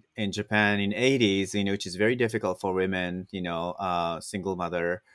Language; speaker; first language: English; non-native, fluent; Japanese